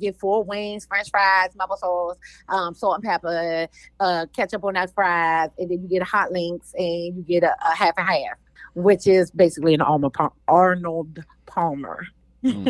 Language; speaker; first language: English; native; English